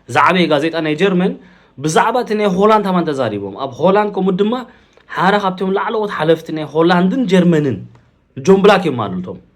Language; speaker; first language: Tigrinya; early bilingual, heritage; Tigrinya